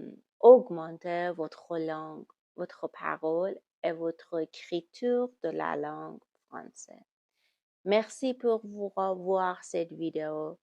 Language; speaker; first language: French; non-native, learner; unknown